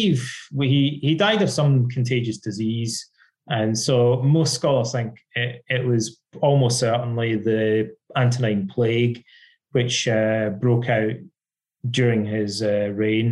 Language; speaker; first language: English; native; English